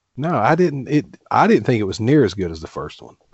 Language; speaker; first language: English; native; English